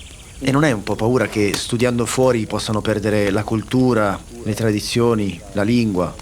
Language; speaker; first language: Italian; native; Italian